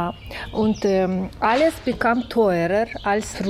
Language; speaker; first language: German; non-native, learner; Ukrainian